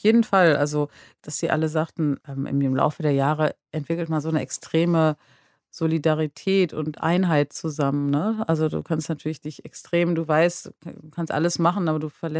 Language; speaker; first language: German; native; German